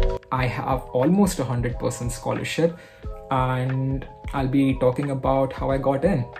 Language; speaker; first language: English; non-native, local second language; Hindi